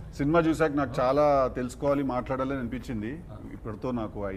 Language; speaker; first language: Telugu; native; Telugu